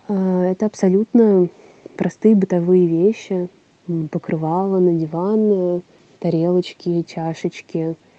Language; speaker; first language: Russian; native; Russian